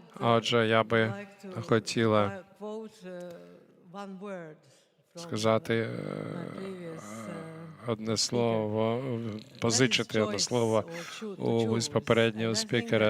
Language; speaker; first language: Ukrainian; non-native, fluent; Latvian